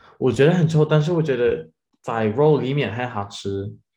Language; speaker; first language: Chinese; non-native, learner; English